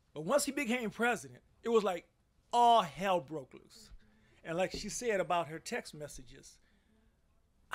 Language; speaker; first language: English; native; English